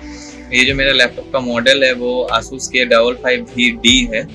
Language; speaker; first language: Hindi; non-native, local second language; Bangla